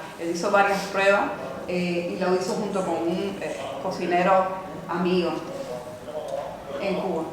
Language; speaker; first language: Spanish; native; Spanish